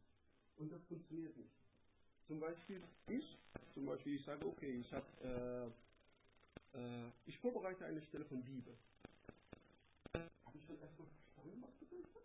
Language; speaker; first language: German; non-native, learner; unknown